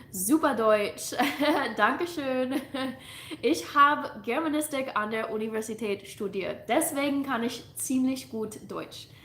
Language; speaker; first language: German; non-native, fluent; English